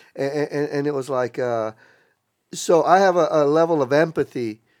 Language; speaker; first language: English; native; English